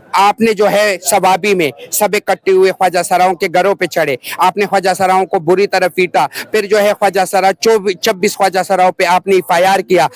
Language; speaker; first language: Urdu; non-native, local second language; Pashto